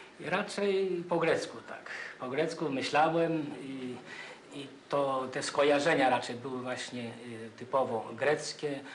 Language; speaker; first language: Polish; non-native, fluent; Greek